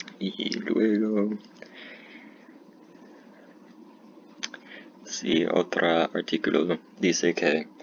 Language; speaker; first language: Spanish; non-native, learner; English